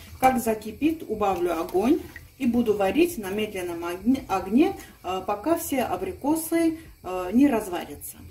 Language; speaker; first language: Russian; non-native, local second language; Armenian